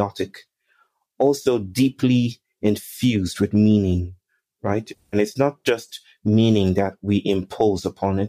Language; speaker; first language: English; non-native, local second language; Yoruba